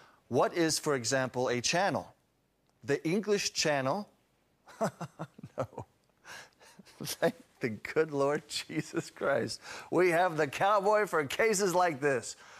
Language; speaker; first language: English; native; English